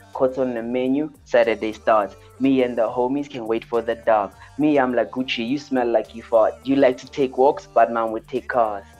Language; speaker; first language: English; early bilingual, other home language; Xhosa